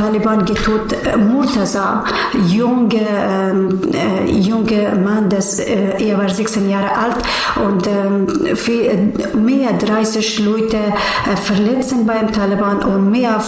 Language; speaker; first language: German; non-native, learner; Persian